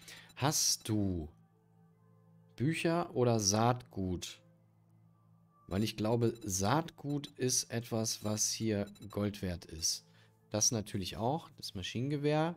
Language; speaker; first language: German; native; German